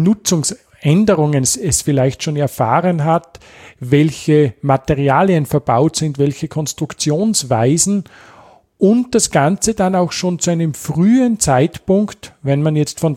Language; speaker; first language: German; native; German